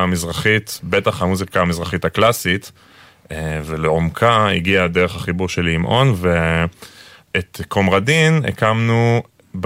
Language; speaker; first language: Hebrew; native; Hebrew